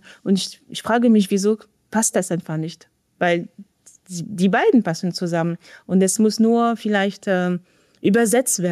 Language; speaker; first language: German; non-native, fluent; French